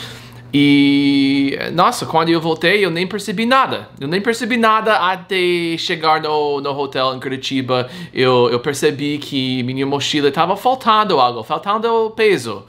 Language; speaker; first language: Portuguese; non-native, fluent; English